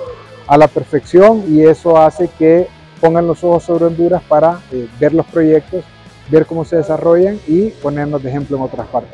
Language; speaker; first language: Spanish; native; Spanish